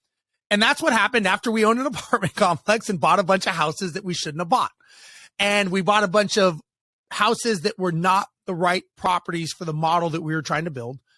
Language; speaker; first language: English; native; English